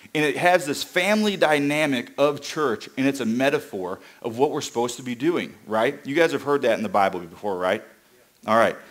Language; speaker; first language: English; native; English